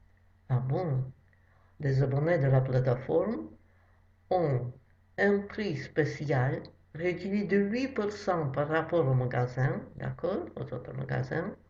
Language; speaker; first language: French; non-native, fluent; Russian